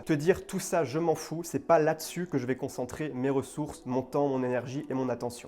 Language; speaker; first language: French; native; French